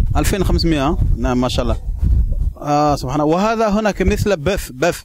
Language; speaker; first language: Arabic; non-native, learner; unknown